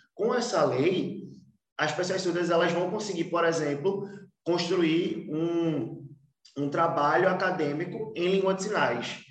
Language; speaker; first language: Portuguese; native; Portuguese